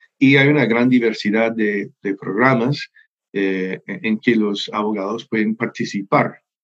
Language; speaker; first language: Spanish; non-native, fluent; English